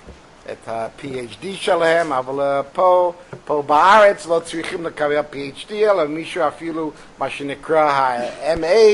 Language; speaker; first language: Hebrew; non-native, fluent; English